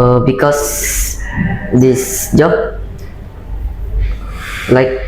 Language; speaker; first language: English; non-native, learner; Indonesian